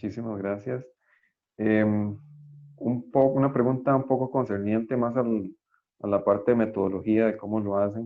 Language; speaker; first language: Spanish; native; Spanish